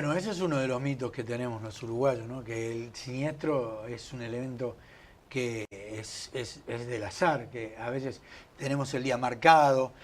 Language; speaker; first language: Spanish; native; Spanish